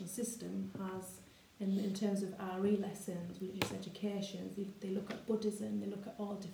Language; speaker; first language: English; native; English